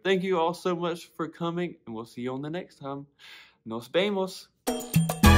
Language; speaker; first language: English; native; English